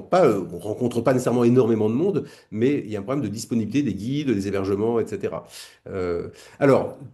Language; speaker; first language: French; native; French